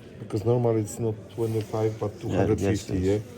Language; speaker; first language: English; non-native, learner; Polish